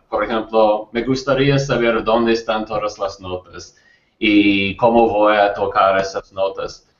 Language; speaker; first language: Spanish; non-native, learner; English